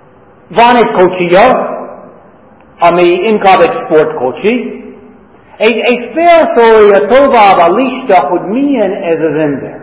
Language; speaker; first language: Hungarian; non-native, fluent; English